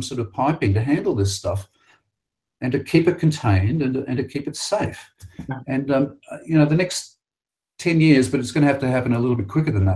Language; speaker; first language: English; native; English